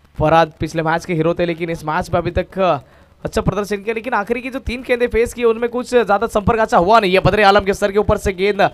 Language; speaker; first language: Hindi; non-native, local second language; Marathi